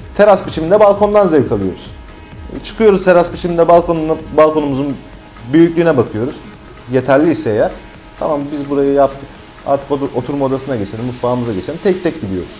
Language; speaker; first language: Turkish; native; Turkish